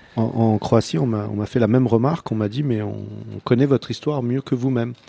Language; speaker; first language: French; non-native, fluent; Croatian